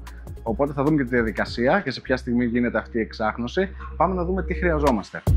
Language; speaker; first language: Greek; native; Greek